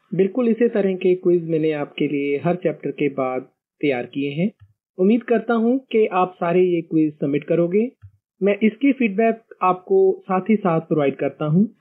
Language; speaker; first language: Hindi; non-native, local second language; Punjabi